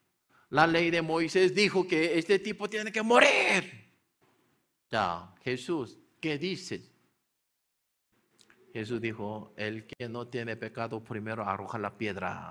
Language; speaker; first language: Spanish; non-native, learner; Korean